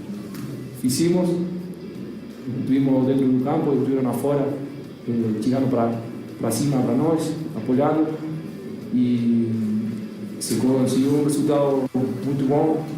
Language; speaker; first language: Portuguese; non-native, learner; Spanish